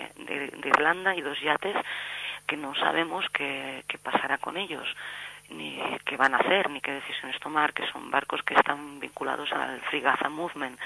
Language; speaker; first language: Spanish; native; Spanish